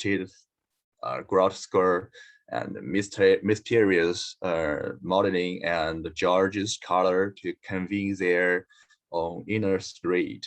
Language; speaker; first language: English; non-native, learner; Chinese